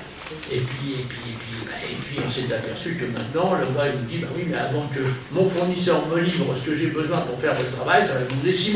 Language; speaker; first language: French; native; French